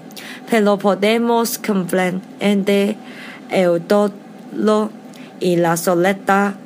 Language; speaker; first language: Spanish; non-native, learner; English